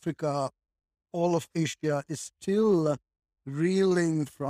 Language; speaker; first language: English; native; English